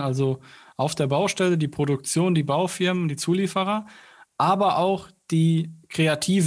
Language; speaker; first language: German; native; German